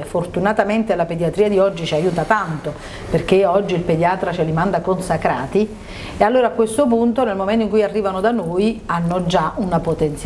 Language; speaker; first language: Italian; native; Italian